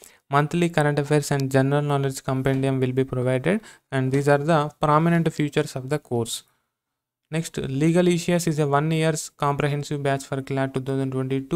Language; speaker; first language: English; non-native, local second language; Telugu